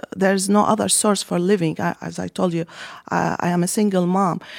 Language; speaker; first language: English; non-native, fluent; Arabic